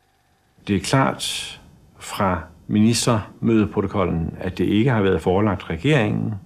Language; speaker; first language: Danish; native; Danish